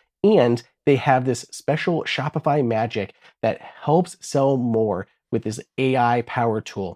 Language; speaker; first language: English; native; English